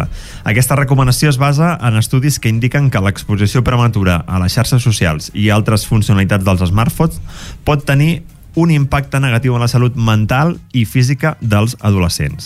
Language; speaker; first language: Catalan; native; Catalan